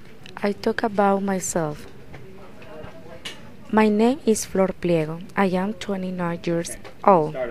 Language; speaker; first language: English; non-native, learner; Spanish